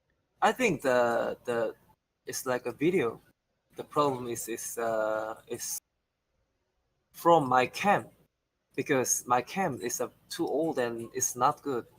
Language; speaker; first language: English; non-native, learner; Korean